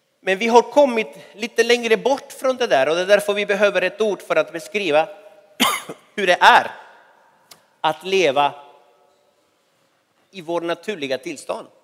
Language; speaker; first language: Swedish; non-native, fluent; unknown